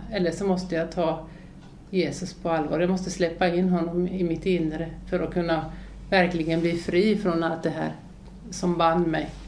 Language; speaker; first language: Swedish; early bilingual, other home language; Finnish